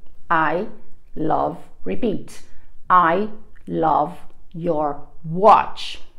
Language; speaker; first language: English; non-native, fluent; Portuguese